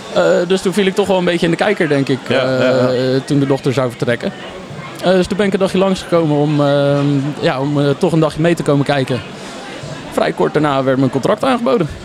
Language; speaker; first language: Dutch; native; Dutch